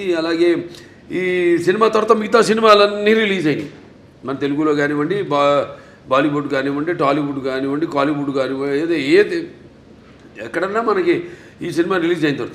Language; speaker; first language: Telugu; native; Telugu